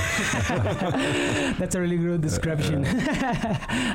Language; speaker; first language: English; non-native, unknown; Spanish